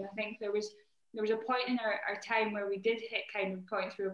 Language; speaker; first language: English; native; English